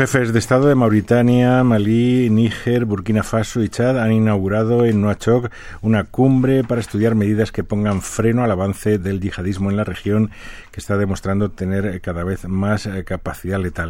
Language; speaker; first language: Spanish; native; Spanish